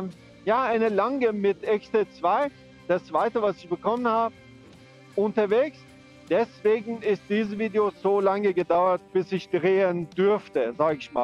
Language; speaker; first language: German; non-native, fluent; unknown